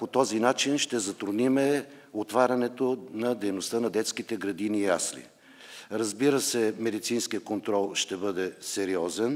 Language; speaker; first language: Bulgarian; native; Bulgarian